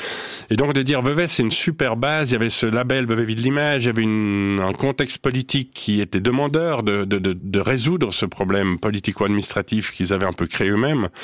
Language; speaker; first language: French; non-native, local second language; Swiss German